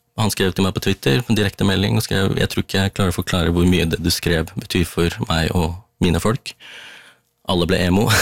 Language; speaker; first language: Norwegian; early bilingual, other home language; Tamil